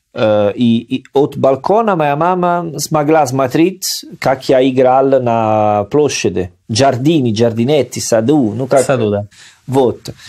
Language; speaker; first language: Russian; non-native, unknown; Italian